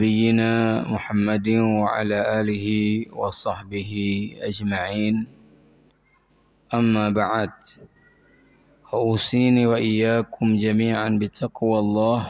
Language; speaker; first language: Arabic; non-native, fluent; Indonesian